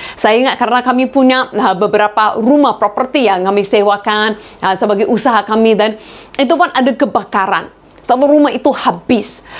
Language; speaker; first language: Indonesian; non-native, fluent; English